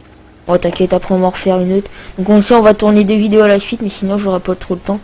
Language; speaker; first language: French; native; French